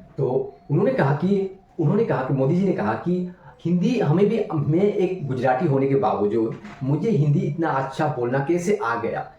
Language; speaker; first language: Hindi; non-native, local second language; Bangla